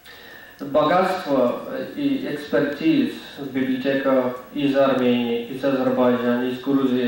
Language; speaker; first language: Russian; non-native, learner; English